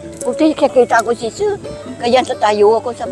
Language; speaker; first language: Filipino; non-native, learner; Vietnamese